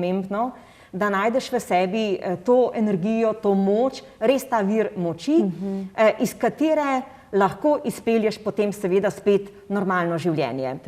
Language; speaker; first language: Slovenian; native; Slovenian